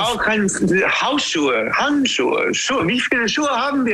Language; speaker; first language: German; non-native, learner; English